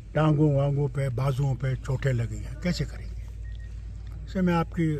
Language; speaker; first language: Urdu; native; Urdu